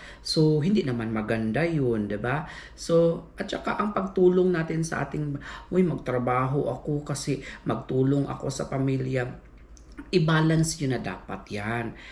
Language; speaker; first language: Filipino; non-native, local second language; Cebuano